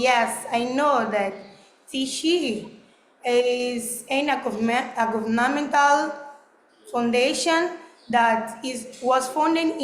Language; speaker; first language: English; non-native, learner; Portuguese